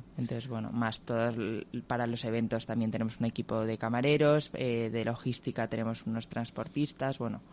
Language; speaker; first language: Spanish; native; Spanish